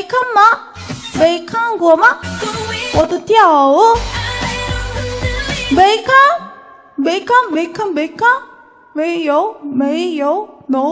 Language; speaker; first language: Chinese; non-native, learner; Korean